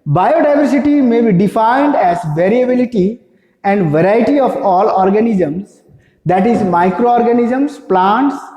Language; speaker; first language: English; non-native, local second language; Nepali